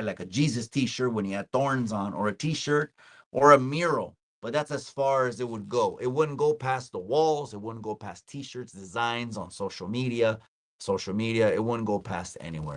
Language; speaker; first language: English; early bilingual, other home language; Spanish